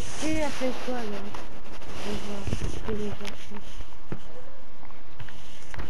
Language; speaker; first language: French; non-native, local second language; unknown